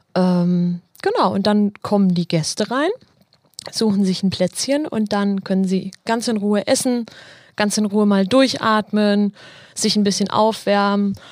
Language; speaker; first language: German; native; German